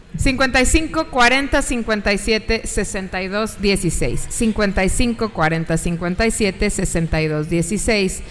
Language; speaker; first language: Spanish; native; Spanish